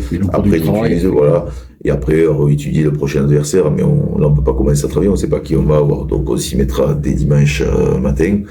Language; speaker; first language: French; native; French